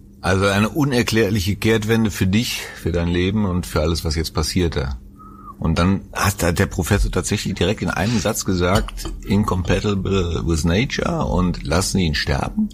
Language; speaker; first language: German; native; German